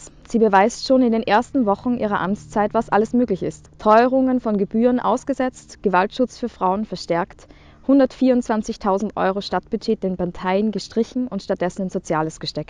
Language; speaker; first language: German; native; German